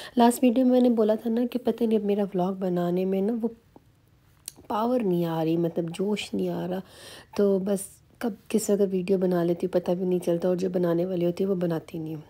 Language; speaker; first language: Urdu; native; Urdu